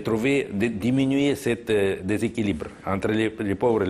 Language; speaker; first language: French; non-native, fluent; Russian